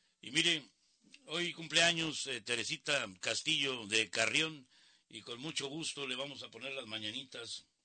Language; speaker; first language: Spanish; native; Spanish